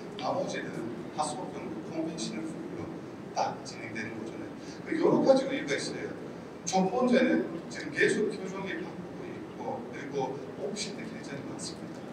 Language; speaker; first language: Korean; non-native, fluent; Turkish